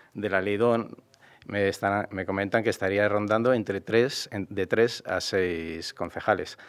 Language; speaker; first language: Spanish; native; Spanish